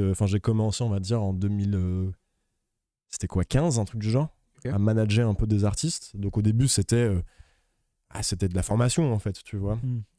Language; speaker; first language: French; native; French